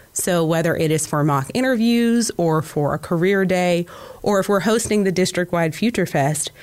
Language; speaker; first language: English; native; English